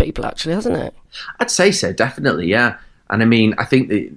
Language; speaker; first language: English; native; English